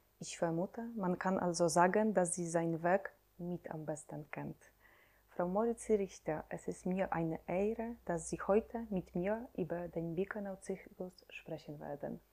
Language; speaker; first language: German; non-native, fluent; Polish